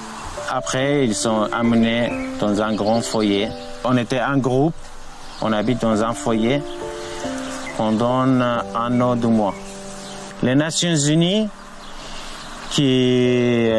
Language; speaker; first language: French; non-native, learner; Arabic